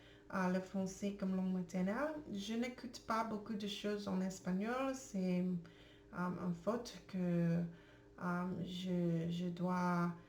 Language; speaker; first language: French; non-native, learner; English